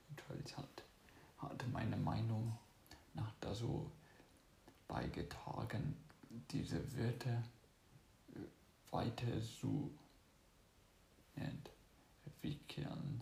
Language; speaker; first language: German; non-native, fluent; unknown